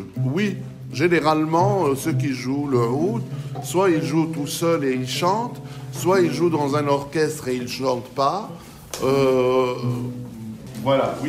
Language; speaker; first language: French; non-native, local second language; Arabic